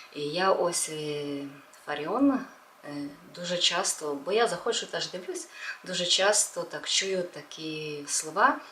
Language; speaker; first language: Ukrainian; non-native, local second language; Russian